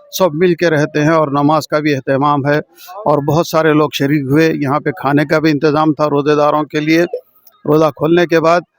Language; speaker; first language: Urdu; native; Urdu